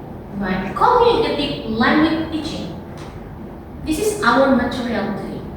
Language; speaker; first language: English; non-native, fluent; Indonesian